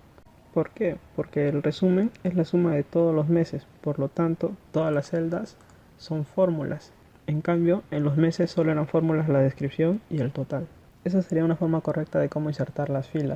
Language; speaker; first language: Spanish; native; Spanish